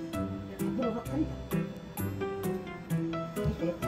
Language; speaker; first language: Japanese; native; Japanese